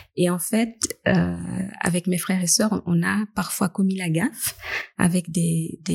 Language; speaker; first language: French; native; French